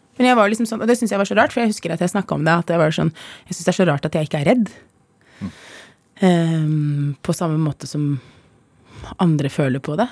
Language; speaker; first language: Norwegian; early bilingual, other home language; Arabic